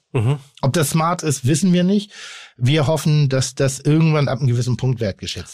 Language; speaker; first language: German; native; German